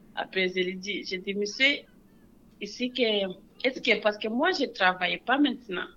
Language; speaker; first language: French; non-native, local second language; Wolof